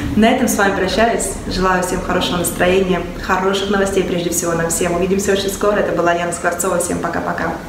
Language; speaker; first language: Russian; native; Russian